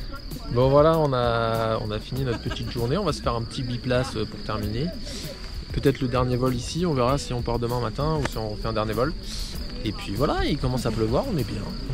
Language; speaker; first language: French; native; French